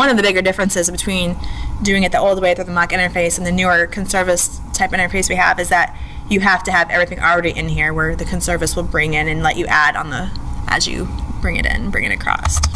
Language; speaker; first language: English; native; English